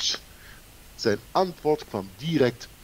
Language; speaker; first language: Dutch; non-native, fluent; German